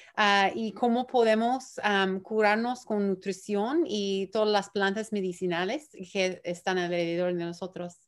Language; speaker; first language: Spanish; early bilingual, heritage; Spanish